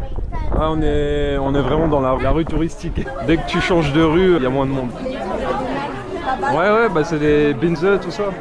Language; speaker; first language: French; native; French